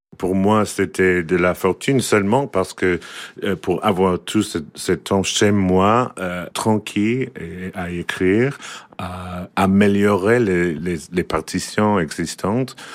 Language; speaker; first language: French; non-native, learner; English